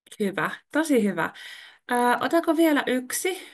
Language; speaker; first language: Finnish; native; Finnish